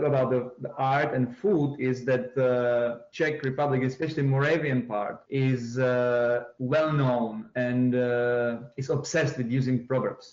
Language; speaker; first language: English; non-native, fluent; Czech